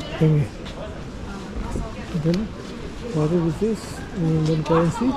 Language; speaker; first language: English; non-native, local second language; Bangla